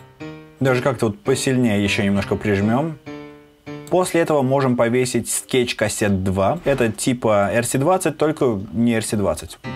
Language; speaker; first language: Russian; native; Russian